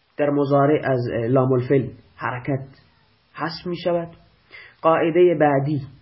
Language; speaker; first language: Persian; non-native, local second language; Baluchi